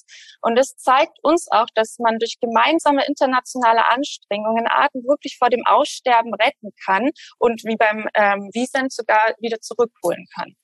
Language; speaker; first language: German; native; German